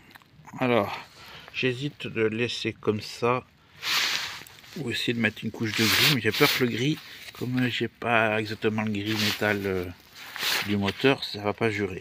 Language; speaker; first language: French; native; French